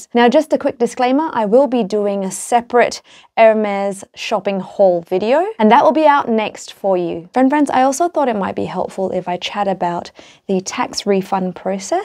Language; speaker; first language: English; native; English